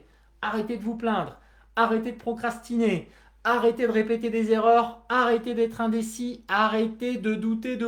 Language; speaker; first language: French; native; French